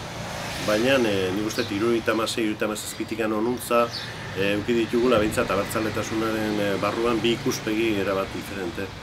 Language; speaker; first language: Basque; native; Basque